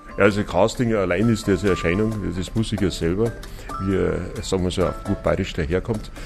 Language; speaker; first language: German; native; German